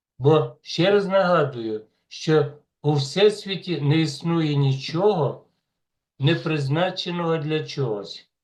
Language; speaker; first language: Ukrainian; native; Ukrainian